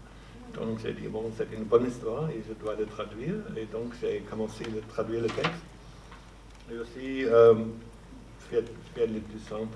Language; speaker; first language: French; non-native, fluent; German